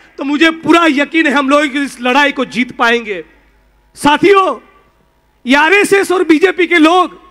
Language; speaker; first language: Hindi; non-native, local second language; Gujarati